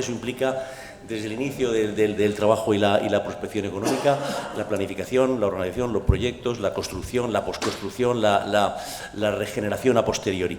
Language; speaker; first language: Spanish; native; Spanish